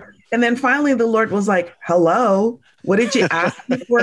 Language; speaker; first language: English; native; English